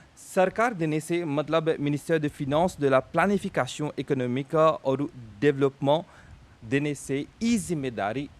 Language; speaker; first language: Bhojpuri; non-native, local second language; Morisyen